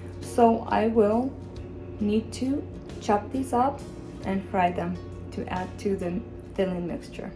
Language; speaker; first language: English; non-native, fluent; Russian